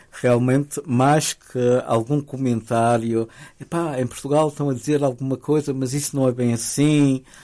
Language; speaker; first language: Portuguese; early bilingual, other home language; Spanish